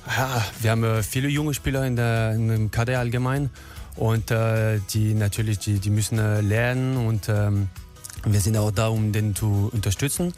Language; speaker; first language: German; non-native, learner; French